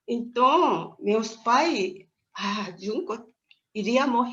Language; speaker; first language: Portuguese; non-native, learner; Japanese